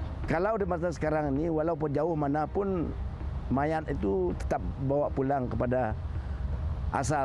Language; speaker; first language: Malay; non-native, local second language; Iban